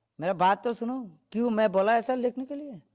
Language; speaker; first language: Hindi; non-native, learner; Bangla